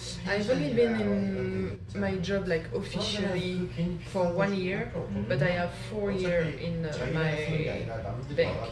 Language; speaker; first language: English; non-native, fluent; French